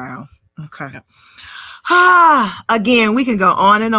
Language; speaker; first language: English; native; English